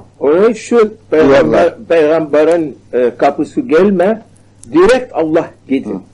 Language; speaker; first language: Turkish; non-native, learner; Arabic